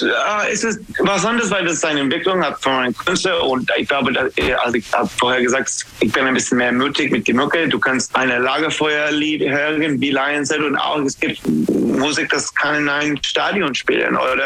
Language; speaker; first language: German; non-native, learner; English